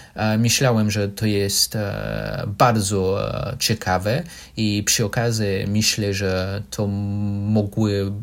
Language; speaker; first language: Polish; non-native, fluent; English